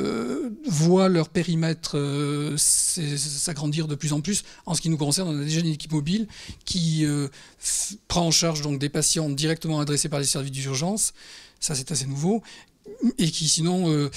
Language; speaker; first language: French; native; French